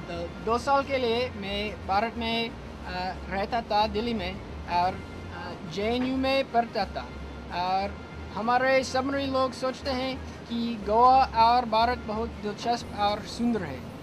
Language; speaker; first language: Hindi; non-native, learner; English